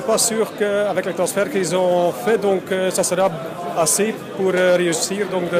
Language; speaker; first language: French; non-native, local second language; Dutch